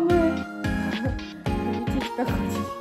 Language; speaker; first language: Czech; non-native, fluent; Ukrainian